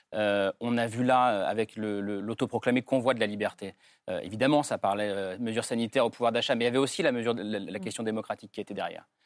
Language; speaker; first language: French; native; French